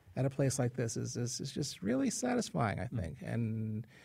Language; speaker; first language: English; native; English